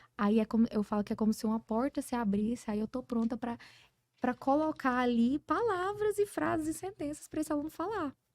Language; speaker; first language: Portuguese; early bilingual, heritage; Portuguese